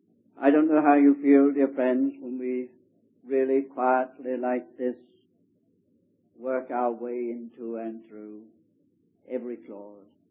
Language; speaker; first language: English; native; English